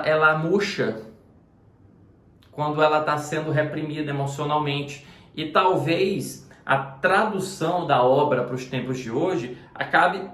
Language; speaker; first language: Portuguese; native; Portuguese